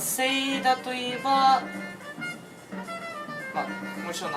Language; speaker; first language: Japanese; non-native, fluent; Russian